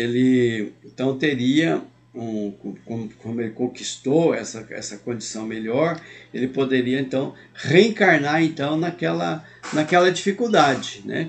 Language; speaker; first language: Portuguese; native; Portuguese